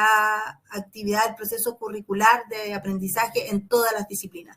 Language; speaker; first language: Spanish; native; Spanish